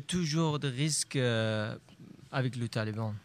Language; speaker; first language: French; non-native, learner; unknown